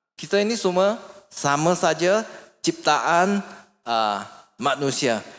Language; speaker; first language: Malay; non-native, local second language; English